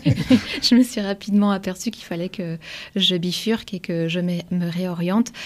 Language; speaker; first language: French; native; French